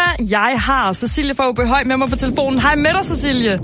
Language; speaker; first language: Danish; native; Danish